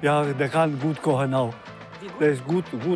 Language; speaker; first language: German; non-native, learner; Albanian